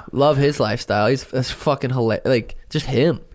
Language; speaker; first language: English; native; English